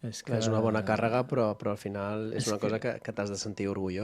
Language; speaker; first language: Catalan; native; Catalan